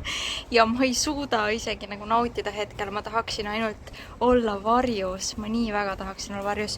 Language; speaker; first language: Estonian; native; Estonian